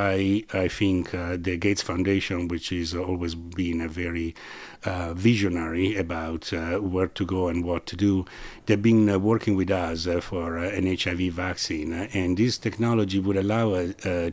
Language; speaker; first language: English; non-native, fluent; Italian